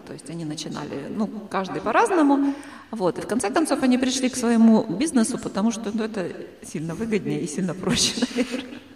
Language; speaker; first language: Russian; native; Russian